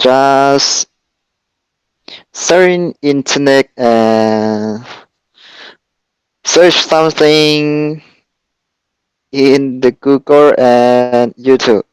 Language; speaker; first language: English; non-native, learner; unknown